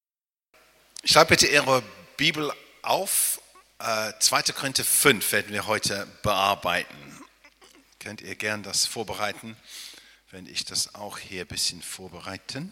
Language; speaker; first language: German; non-native, fluent; English